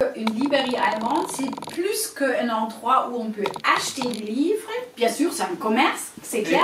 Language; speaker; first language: French; non-native, fluent; German